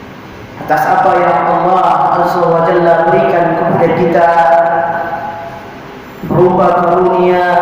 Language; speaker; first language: Indonesian; native; Indonesian